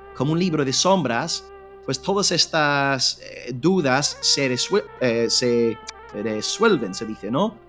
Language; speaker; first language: Spanish; non-native, fluent; English